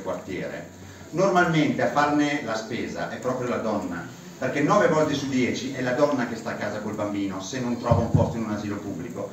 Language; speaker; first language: Italian; native; Italian